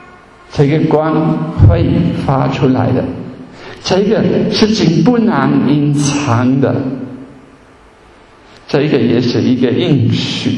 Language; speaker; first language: Chinese; non-native, fluent; German